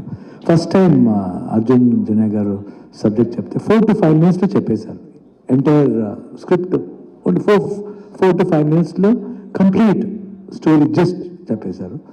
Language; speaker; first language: Telugu; non-native, learner; Kannada